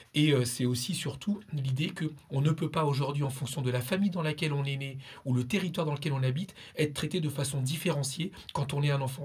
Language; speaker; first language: French; early bilingual, other home language; Spanish